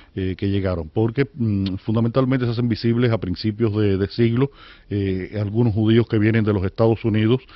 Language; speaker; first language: Spanish; native; Spanish